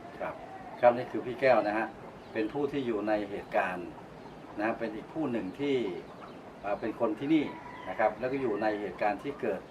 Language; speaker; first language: Thai; native; Thai